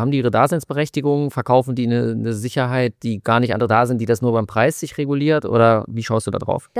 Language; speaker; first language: German; native; German